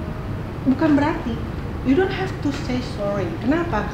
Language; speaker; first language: Indonesian; native; Indonesian